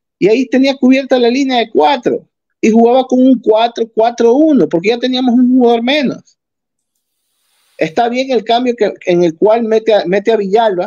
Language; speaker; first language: Spanish; native; Spanish